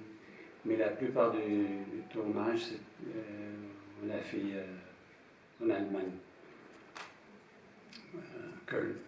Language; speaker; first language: French; non-native, fluent; English